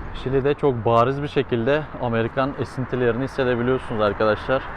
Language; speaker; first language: Turkish; native; Turkish